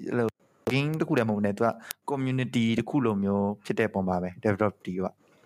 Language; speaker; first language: Burmese; native; Burmese